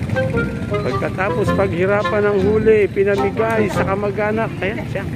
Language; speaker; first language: Filipino; native; Filipino